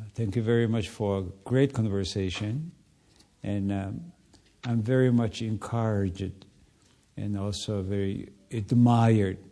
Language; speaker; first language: English; non-native, learner; Mongolian